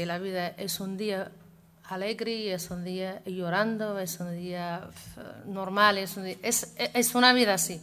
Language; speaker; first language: Spanish; non-native, learner; Arabic